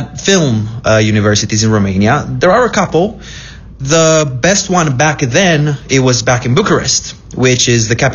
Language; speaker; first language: English; non-native, fluent; Romanian